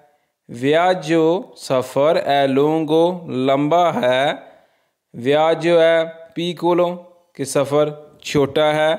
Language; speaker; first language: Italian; non-native, learner; Urdu